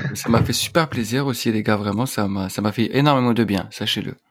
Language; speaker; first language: French; non-native, local second language; Arabic